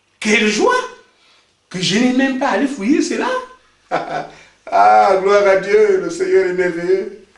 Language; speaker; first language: French; non-native, local second language; Basaa